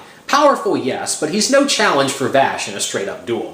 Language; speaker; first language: English; native; English